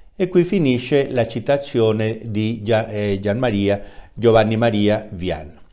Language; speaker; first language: Italian; non-native, fluent; Spanish